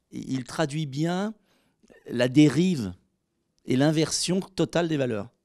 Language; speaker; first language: French; native; French